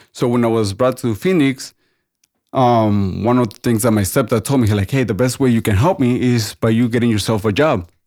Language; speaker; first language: English; non-native, fluent; Spanish